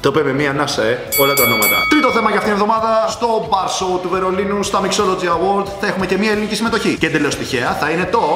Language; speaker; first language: Greek; native; Greek